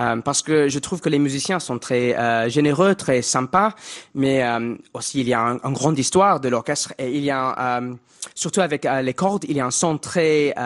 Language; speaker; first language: French; non-native, fluent; English